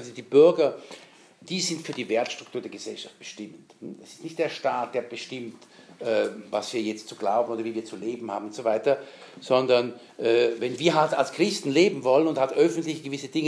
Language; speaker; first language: German; native; German